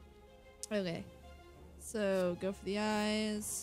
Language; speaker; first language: English; native; English